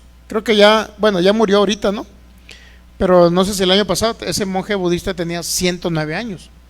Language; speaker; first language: Spanish; native; Spanish